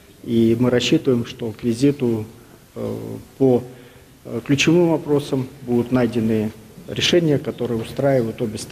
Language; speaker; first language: Russian; native; Russian